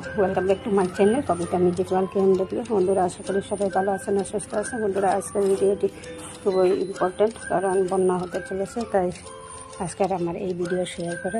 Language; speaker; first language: Bangla; non-native, local second language; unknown